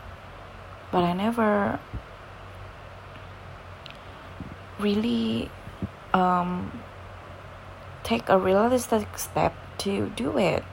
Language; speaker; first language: English; non-native, fluent; Indonesian